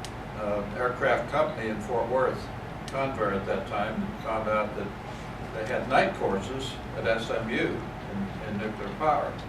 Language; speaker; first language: English; native; English